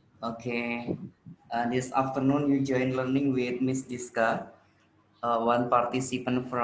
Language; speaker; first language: English; non-native, learner; Indonesian